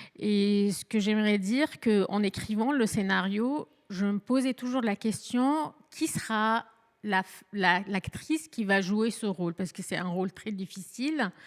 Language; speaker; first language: French; non-native, fluent; Arabic